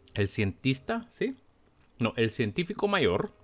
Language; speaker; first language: Spanish; early bilingual, heritage; Spanish